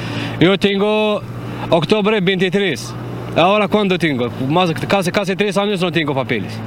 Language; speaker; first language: Spanish; non-native, learner; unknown